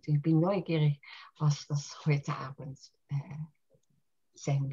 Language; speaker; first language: German; non-native, fluent; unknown